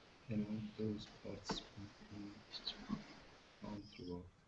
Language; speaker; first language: English; non-native, fluent; Turkish